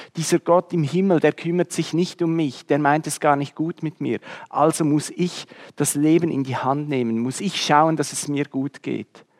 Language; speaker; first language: German; native; German